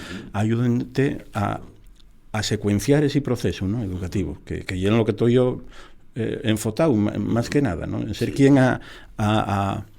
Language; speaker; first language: Spanish; native; Spanish